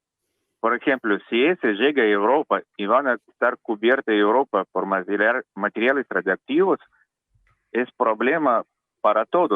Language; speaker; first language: Spanish; non-native, learner; Russian